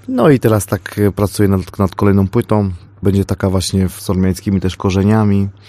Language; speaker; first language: Polish; non-native, fluent; Armenian